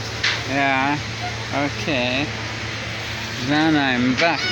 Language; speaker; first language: English; non-native, learner; Norwegian